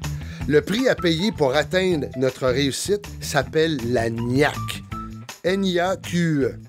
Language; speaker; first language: French; native; French